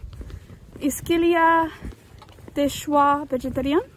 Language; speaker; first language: French; non-native, learner; English